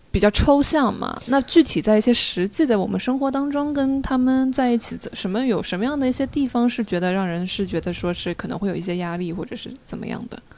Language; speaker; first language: Chinese; native; Chinese